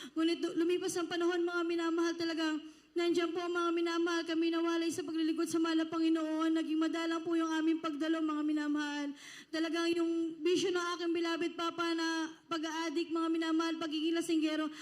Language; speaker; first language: Filipino; native; Filipino